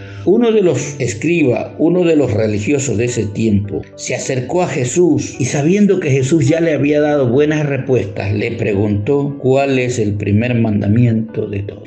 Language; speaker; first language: Spanish; native; Spanish